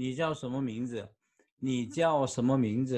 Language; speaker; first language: Chinese; non-native, fluent; Korean